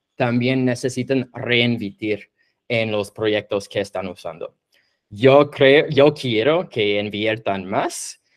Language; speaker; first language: Spanish; non-native, fluent; English